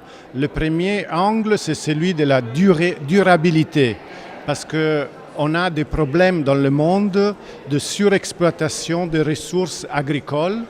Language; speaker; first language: French; non-native, fluent; Italian